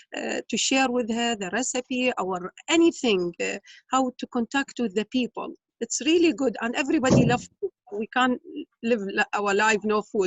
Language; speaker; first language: English; non-native, learner; Arabic